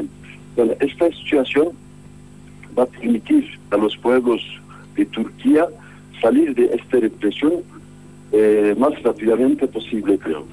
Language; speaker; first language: Spanish; non-native, fluent; Kurdish